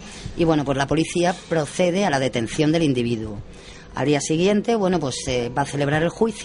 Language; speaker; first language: Spanish; native; Spanish